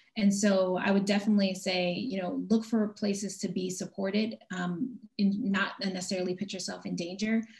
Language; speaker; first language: English; native; English